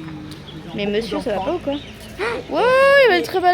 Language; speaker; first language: French; native; French